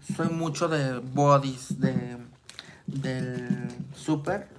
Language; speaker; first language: Spanish; native; Spanish